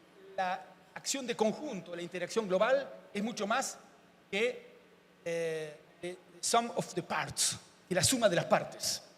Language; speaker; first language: Spanish; native; Spanish